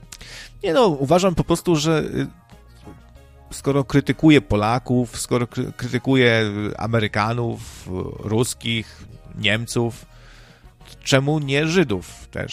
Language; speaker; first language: Polish; native; Polish